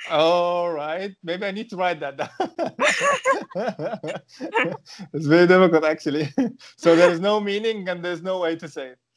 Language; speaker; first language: English; non-native, fluent; Arabic